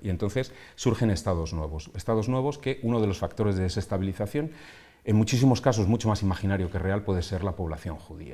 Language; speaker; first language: Spanish; native; Spanish